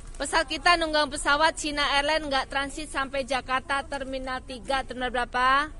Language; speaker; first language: Indonesian; non-native, local second language; Javanese